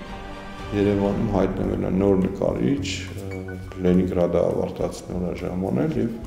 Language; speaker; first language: Armenian; native; Armenian